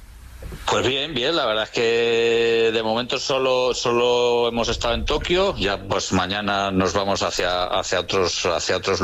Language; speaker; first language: Spanish; native; Spanish